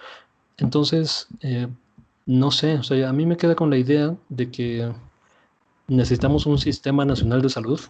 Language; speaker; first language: Spanish; native; Spanish